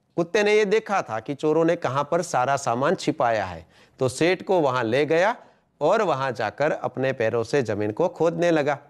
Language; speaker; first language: Hindi; non-native, local second language; Gujarati